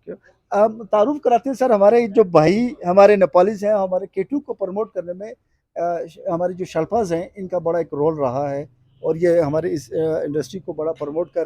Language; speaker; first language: Hindi; non-native, local second language; Balti